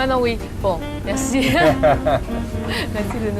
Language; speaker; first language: French; non-native, fluent; Chinese